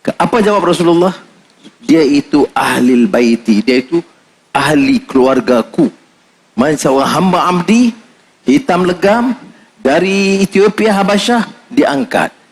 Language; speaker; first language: Malay; native; Malay